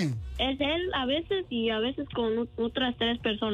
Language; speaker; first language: Spanish; early bilingual, heritage; Spanish